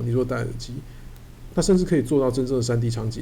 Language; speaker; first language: Chinese; native; Chinese